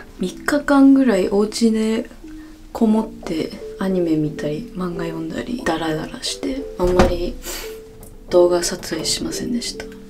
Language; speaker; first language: Japanese; early bilingual, heritage; Japanese